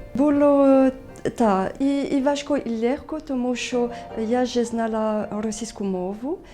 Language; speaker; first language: Ukrainian; non-native, learner; French